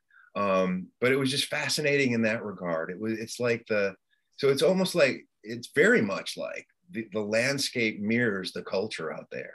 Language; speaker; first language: English; native; English